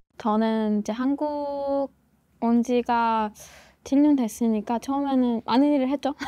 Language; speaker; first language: Korean; non-native, fluent; Persian